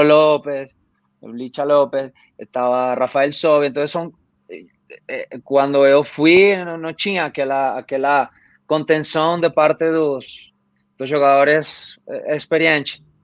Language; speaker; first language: Portuguese; non-native, fluent; Spanish